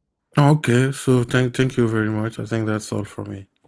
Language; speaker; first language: English; non-native, local second language; French